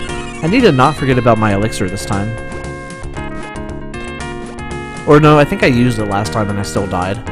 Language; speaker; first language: English; native; English